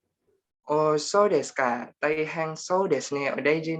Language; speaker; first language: Japanese; non-native, learner; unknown